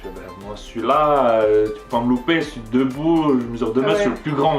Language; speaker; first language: French; native; French